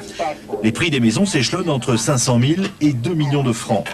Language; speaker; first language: French; native; French